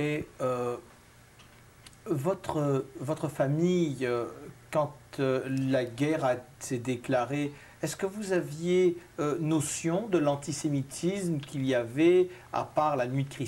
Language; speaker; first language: French; native; French